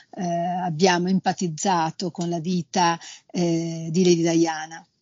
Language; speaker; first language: Italian; native; Italian